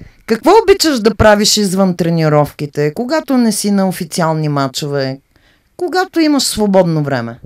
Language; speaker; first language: Bulgarian; native; Bulgarian